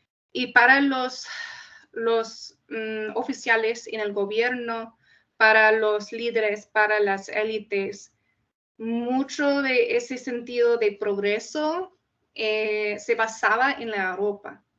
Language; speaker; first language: Spanish; non-native, fluent; English